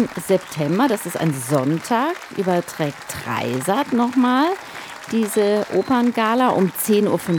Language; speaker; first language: German; native; German